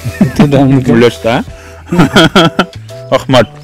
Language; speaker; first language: Kyrgyz; non-native, fluent; English